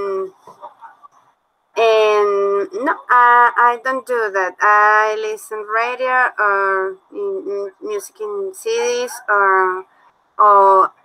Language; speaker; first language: English; non-native, learner; Spanish